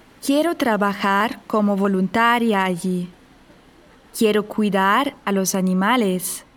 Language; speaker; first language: Spanish; non-native, fluent; German